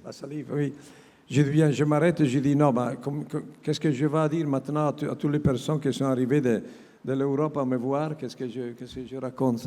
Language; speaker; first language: French; non-native, learner; Italian